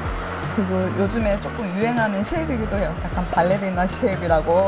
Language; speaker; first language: Korean; native; Korean